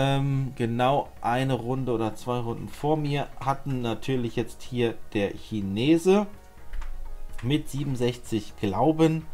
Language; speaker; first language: German; native; German